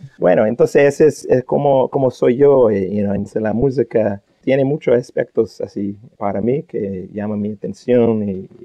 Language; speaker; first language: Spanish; non-native, fluent; English